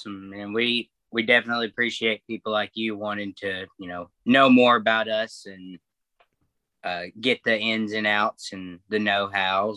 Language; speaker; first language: English; native; English